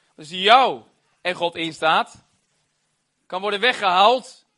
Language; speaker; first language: Dutch; native; Dutch